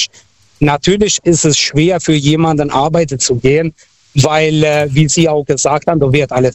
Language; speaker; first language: German; non-native, local second language; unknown